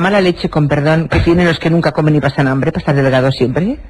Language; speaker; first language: Spanish; native; Spanish